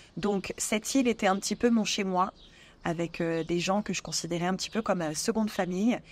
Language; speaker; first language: French; native; French